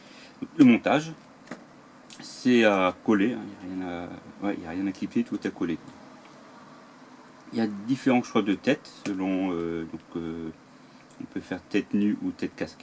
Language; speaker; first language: French; native; French